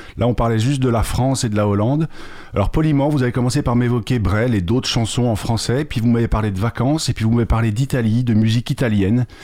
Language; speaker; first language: French; native; French